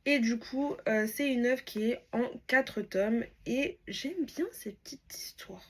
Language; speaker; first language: French; native; French